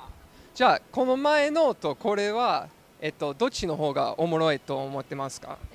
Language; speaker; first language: Japanese; non-native, learner; English